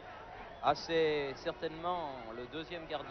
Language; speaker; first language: French; native; French